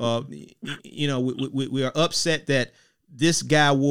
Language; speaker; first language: English; native; English